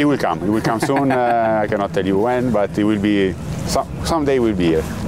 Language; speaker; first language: English; non-native, fluent; Italian